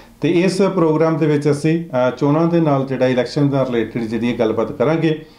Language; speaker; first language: Punjabi; native; Punjabi